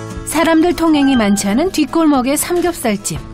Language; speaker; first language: Korean; native; Korean